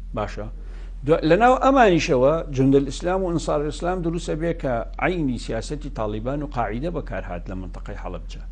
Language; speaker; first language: Central Kurdish; native; Central Kurdish